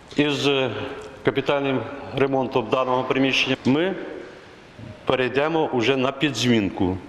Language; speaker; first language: Ukrainian; native; Ukrainian